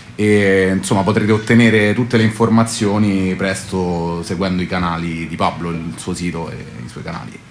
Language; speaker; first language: Italian; native; Italian